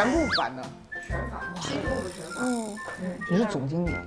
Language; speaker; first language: Chinese; native; Chinese